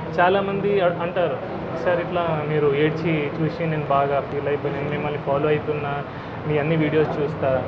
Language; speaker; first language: Telugu; non-native, local second language; Hindi